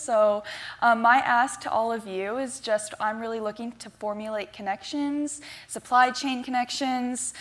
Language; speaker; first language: English; native; English